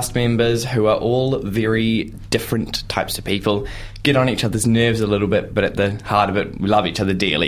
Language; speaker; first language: English; native; English